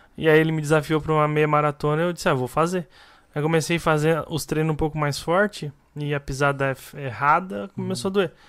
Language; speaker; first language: Portuguese; native; Portuguese